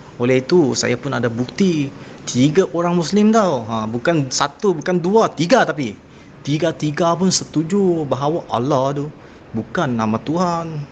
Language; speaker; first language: Malay; non-native, local second language; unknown